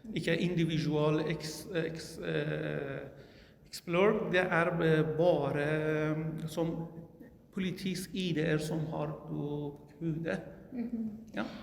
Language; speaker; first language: Norwegian; non-native, learner; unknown